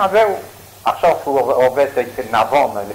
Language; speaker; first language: Hebrew; non-native, fluent; Yiddish